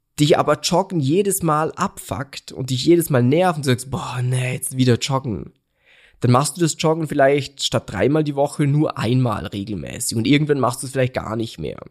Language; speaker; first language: German; native; German